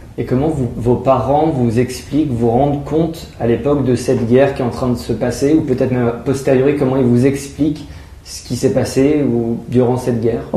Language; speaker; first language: French; native; French